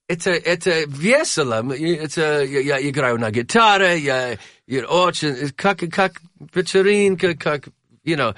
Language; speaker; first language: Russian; non-native, learner; English